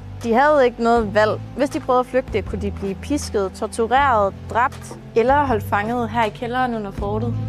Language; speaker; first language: Danish; native; Danish